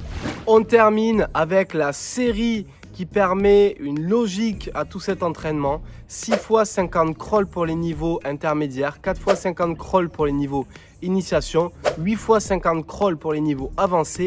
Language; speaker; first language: French; native; French